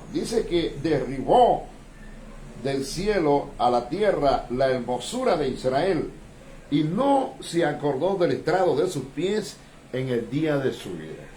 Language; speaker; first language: Spanish; native; Spanish